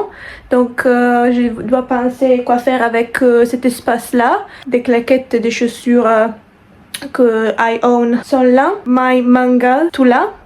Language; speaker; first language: French; non-native, fluent; Italian